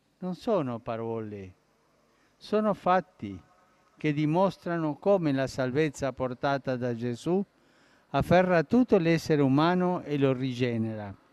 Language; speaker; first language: Italian; early bilingual, heritage; Spanish